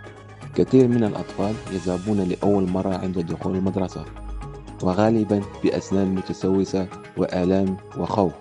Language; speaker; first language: Arabic; native; Arabic